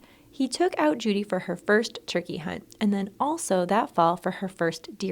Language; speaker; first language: English; native; English